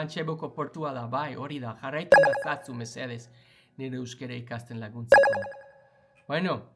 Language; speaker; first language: Basque; non-native, learner; English